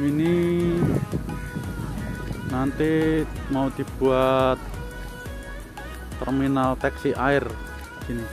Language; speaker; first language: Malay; non-native, local second language; Javanese